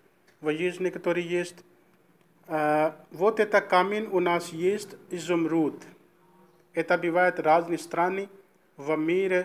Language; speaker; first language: Russian; non-native, learner; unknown